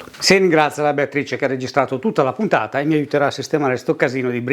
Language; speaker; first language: Italian; native; Italian